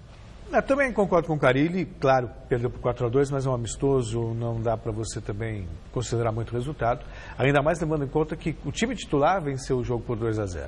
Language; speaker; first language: Portuguese; native; Portuguese